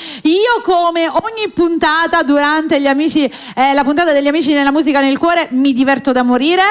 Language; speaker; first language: Italian; native; Italian